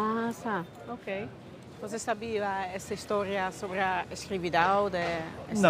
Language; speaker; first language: Portuguese; non-native, learner; Dutch